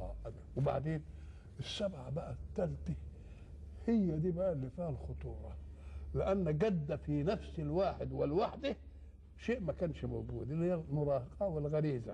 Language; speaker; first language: Arabic; native; Arabic